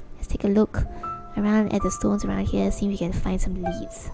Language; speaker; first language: English; native; English